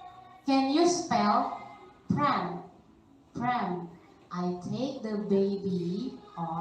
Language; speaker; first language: English; non-native, fluent; Indonesian